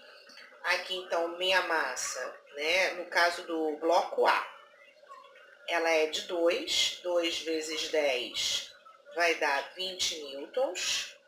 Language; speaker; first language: Portuguese; native; Portuguese